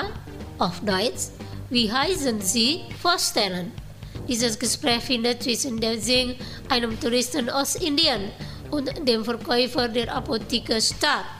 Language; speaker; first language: German; non-native, fluent; Indonesian